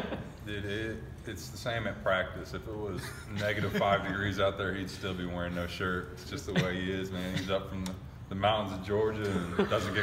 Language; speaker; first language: English; native; English